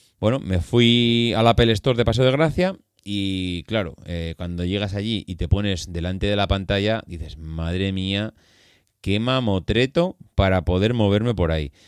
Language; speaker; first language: Spanish; native; Spanish